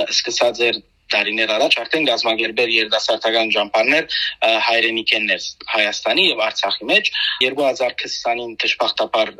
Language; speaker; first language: Armenian; native; Armenian